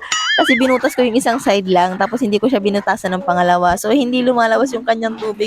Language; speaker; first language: Filipino; native; Filipino